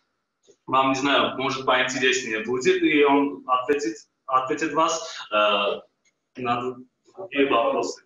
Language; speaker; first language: Russian; non-native, fluent; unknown